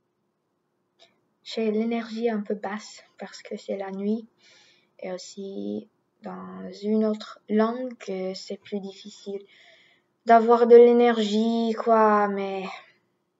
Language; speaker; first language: French; non-native, learner; English